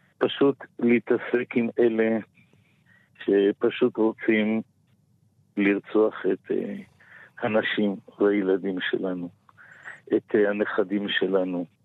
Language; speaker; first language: Hebrew; native; Hebrew